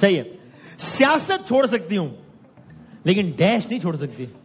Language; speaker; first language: Urdu; native; Urdu